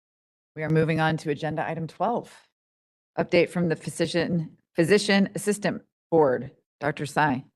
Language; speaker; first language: English; native; English